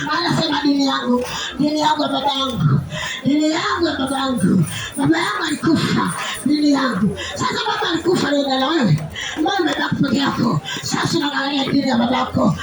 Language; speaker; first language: Swahili; native; Swahili